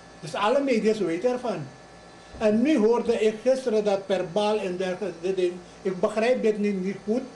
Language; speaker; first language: Dutch; native; Dutch